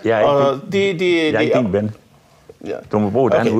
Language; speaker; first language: Danish; native; Danish